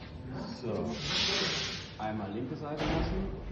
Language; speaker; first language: German; native; German